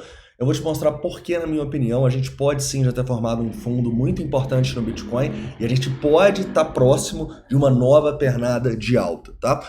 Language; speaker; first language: Portuguese; native; Portuguese